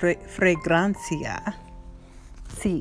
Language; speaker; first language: Spanish; non-native, learner; English